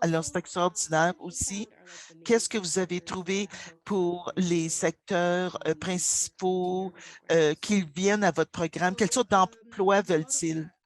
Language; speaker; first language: French; non-native, local second language; English